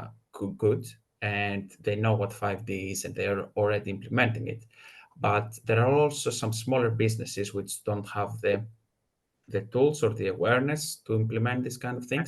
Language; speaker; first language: English; non-native, fluent; Greek